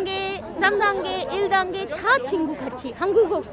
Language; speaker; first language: Korean; non-native, learner; Chinese